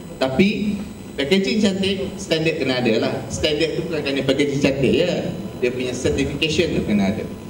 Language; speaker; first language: Malay; native; Malay